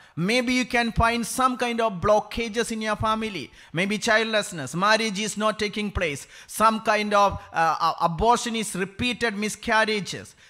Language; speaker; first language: English; non-native, local second language; Malayalam